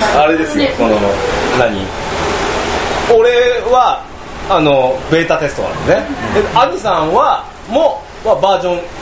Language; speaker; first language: Japanese; native; Japanese